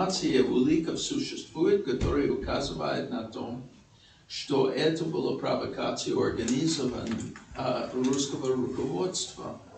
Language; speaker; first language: Russian; non-native, fluent; English